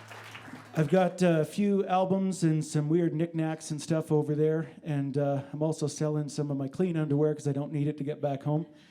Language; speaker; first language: English; native; English